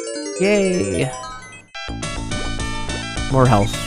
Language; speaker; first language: English; native; English